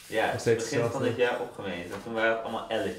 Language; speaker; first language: Dutch; native; Dutch